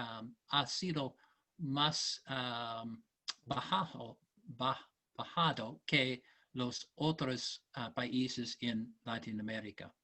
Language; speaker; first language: Spanish; non-native, learner; English